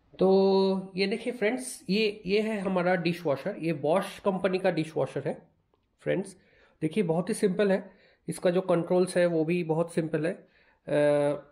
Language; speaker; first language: Hindi; non-native, local second language; Bangla